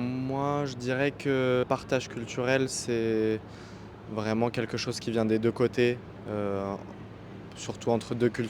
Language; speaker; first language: French; non-native, fluent; Russian